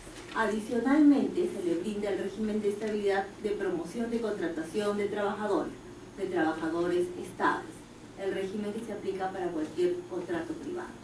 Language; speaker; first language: Spanish; native; Spanish